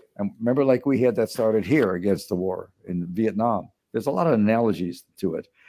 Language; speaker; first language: English; native; English